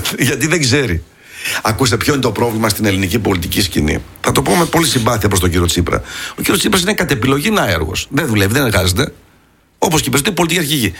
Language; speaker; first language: Greek; early bilingual, heritage; Greek